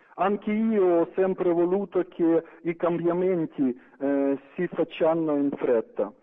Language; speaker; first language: Italian; non-native, fluent; Ukrainian